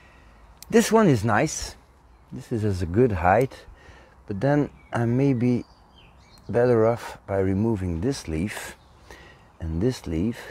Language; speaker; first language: English; non-native, fluent; Dutch